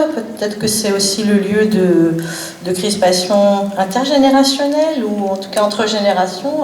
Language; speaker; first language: French; native; French